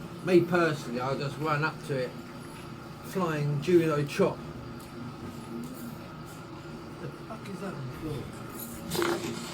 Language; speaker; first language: English; native; English